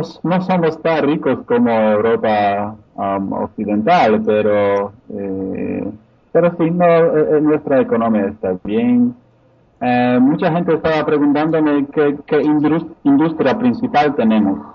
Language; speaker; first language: Spanish; non-native, fluent; Polish